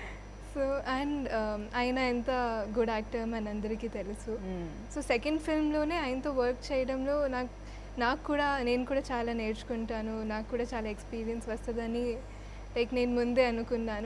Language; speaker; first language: Telugu; non-native, fluent; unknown